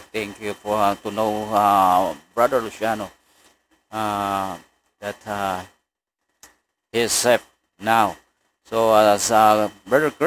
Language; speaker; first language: English; non-native, local second language; Cebuano